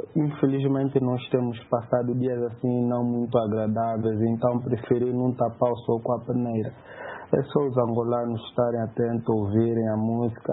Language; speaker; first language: Portuguese; native; Portuguese